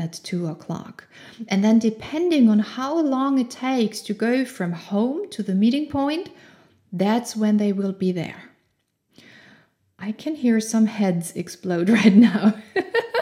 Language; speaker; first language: English; non-native, fluent; German